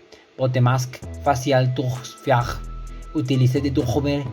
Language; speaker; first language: French; non-native, learner; Spanish